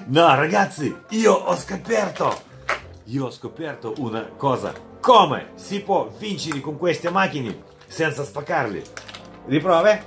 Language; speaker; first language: Italian; non-native, fluent; Russian